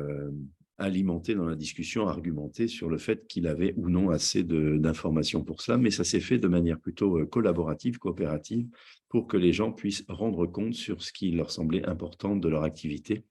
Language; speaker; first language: French; native; French